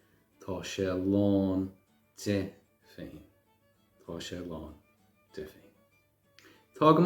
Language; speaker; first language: Irish; non-native, local second language; English